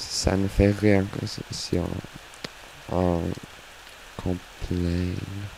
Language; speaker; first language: French; non-native, learner; English